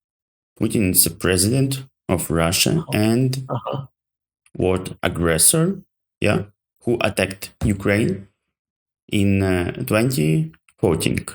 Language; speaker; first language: English; non-native, learner; Ukrainian